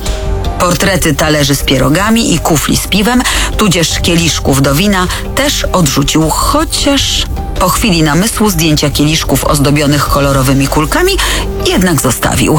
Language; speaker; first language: Polish; native; Polish